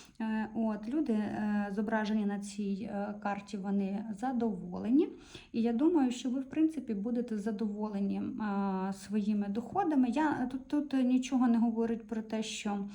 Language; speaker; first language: Ukrainian; non-native, local second language; Russian